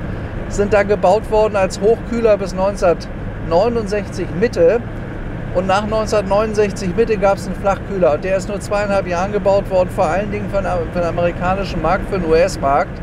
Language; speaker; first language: German; native; German